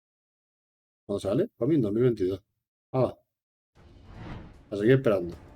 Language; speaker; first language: Spanish; native; Spanish